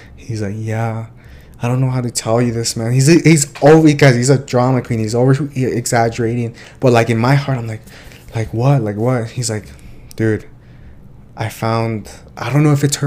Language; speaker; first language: English; early bilingual, other home language; Spanish